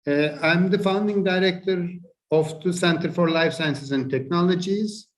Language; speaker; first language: English; non-native, fluent; Turkish